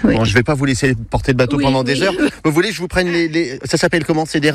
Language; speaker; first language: French; native; French